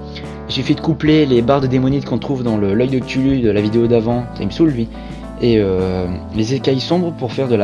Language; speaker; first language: French; native; French